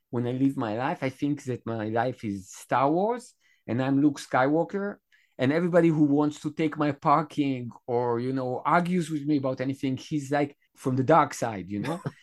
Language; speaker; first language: English; non-native, fluent; Hebrew